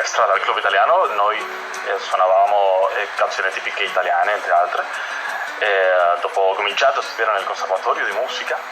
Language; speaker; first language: Italian; non-native, fluent; Spanish